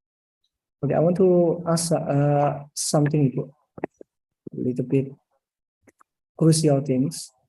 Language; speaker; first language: English; non-native, learner; Indonesian